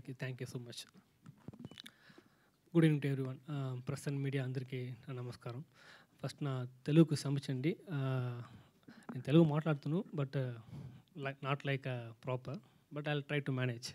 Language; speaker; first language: Telugu; non-native, local second language; Tamil